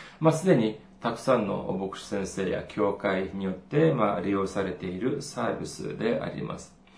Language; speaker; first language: Japanese; non-native, fluent; Korean